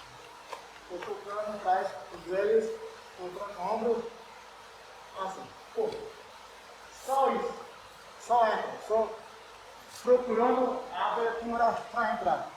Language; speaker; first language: Portuguese; non-native, learner; English